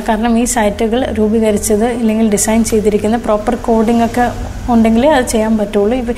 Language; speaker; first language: Malayalam; early bilingual, other home language; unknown